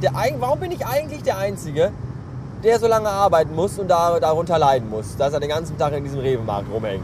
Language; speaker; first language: German; native; German